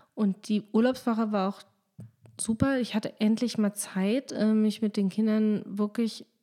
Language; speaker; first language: German; native; German